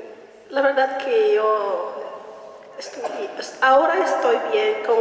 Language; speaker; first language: Spanish; non-native, learner; Arabic